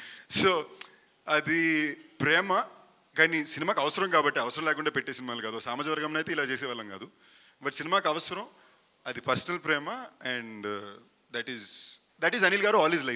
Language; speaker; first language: Telugu; native; Telugu